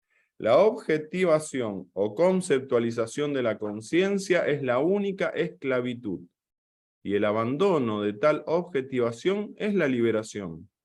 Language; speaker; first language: Spanish; native; Spanish